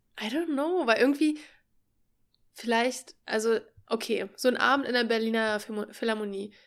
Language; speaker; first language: German; native; German